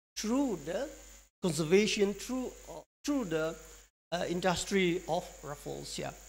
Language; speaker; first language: English; non-native, local second language; Malay